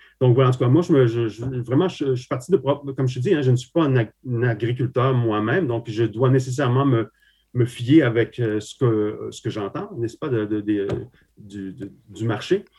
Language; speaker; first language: French; early bilingual, other home language; Slovak